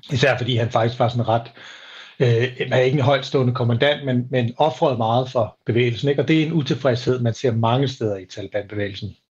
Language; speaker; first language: Danish; native; Danish